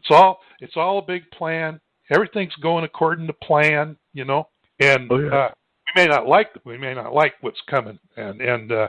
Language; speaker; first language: English; native; English